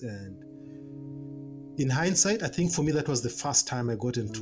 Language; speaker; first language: English; non-native, local second language; Ganda